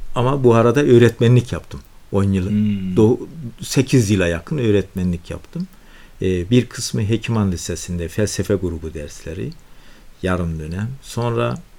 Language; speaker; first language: Turkish; native; Turkish